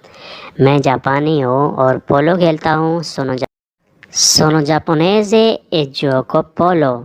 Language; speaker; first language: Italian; non-native, learner; Urdu